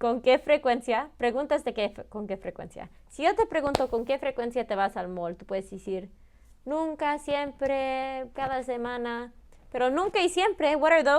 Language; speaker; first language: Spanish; early bilingual, heritage; Spanish